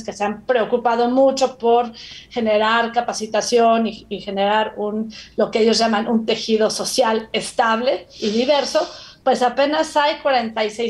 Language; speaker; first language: Spanish; native; Spanish